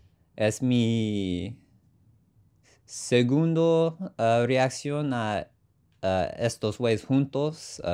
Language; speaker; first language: Spanish; non-native, learner; English